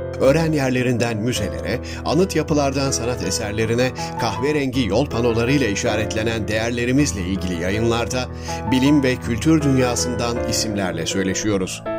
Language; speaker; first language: Turkish; native; Turkish